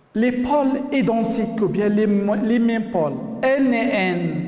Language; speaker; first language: French; non-native, local second language; Arabic